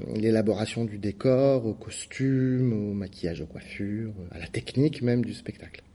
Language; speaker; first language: French; native; French